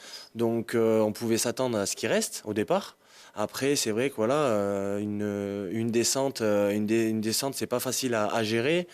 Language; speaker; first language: French; native; French